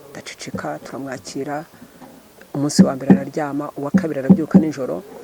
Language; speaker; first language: Kinyarwanda; early bilingual, heritage; Kinyarwanda